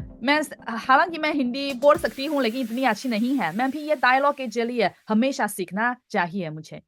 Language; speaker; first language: Hindi; non-native, fluent; Chinese